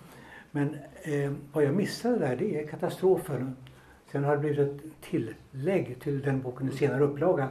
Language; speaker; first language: Swedish; native; Swedish